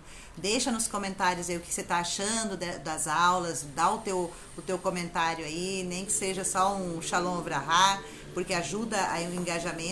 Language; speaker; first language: Portuguese; native; Portuguese